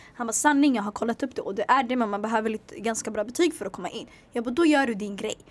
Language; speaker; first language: Swedish; native; Swedish